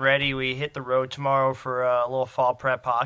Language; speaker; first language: English; native; English